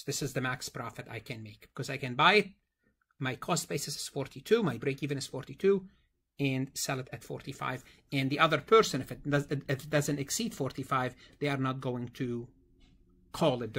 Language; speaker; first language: English; non-native, fluent; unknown